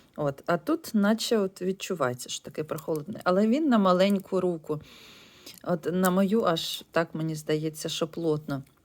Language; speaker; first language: Ukrainian; non-native, local second language; Russian